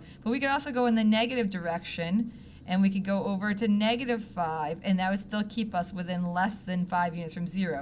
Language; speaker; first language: English; native; English